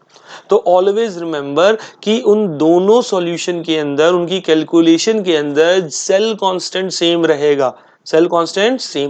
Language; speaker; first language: Hindi; native; Hindi